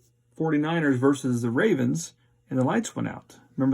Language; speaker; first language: English; native; English